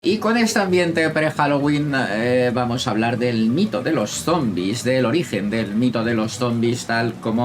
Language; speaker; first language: Spanish; native; Spanish